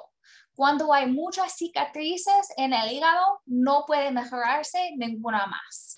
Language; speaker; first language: Spanish; non-native, learner; English